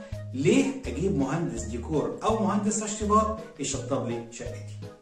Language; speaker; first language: Arabic; native; Arabic